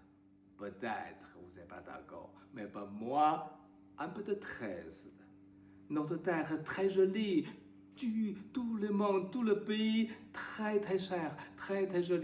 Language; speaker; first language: French; non-native, learner; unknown